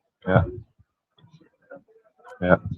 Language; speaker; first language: English; native; English